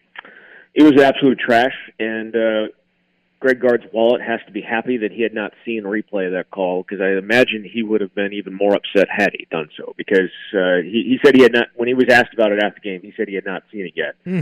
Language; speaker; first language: English; native; English